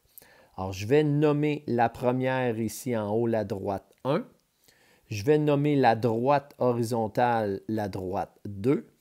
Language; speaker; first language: French; native; French